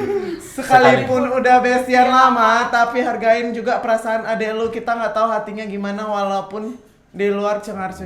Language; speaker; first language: Indonesian; native; Indonesian